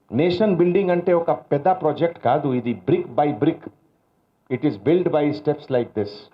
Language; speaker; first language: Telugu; non-native, learner; Hindi